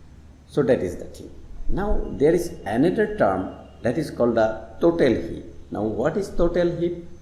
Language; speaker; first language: English; non-native, local second language; Assamese